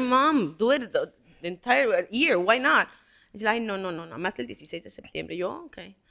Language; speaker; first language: Spanish; native; Spanish